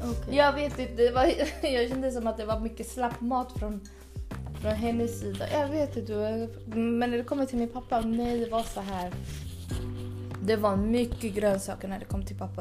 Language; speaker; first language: Swedish; early bilingual, other home language; Spanish